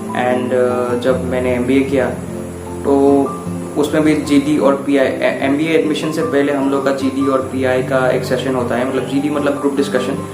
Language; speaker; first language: Hindi; non-native, local second language; Assamese